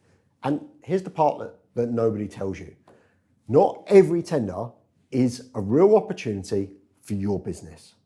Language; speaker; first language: English; native; English